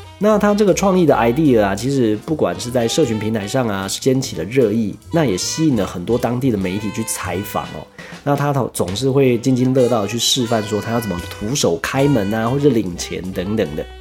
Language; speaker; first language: Chinese; native; Chinese